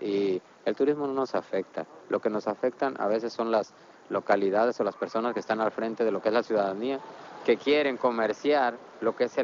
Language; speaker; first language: Spanish; native; Spanish